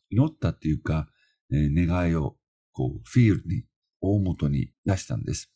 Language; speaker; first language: Japanese; non-native, fluent; English